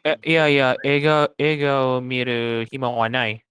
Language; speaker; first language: Japanese; non-native, learner; Malay